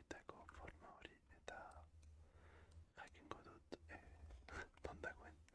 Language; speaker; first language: Basque; non-native, learner; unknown